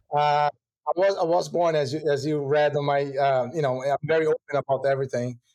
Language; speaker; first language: English; non-native, fluent; Portuguese